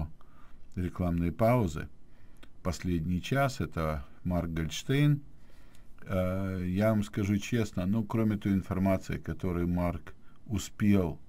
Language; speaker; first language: Russian; native; Russian